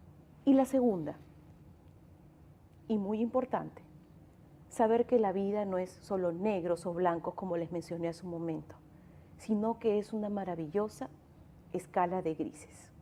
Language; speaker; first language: Spanish; native; Spanish